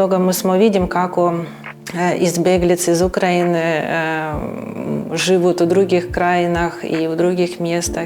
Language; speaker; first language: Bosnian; non-native, learner; Ukrainian